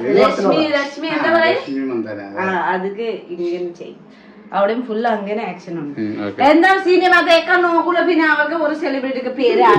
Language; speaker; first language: Malayalam; non-native, learner; Nepali